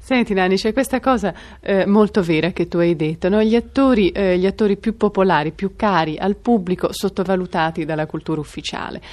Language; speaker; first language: Italian; native; Italian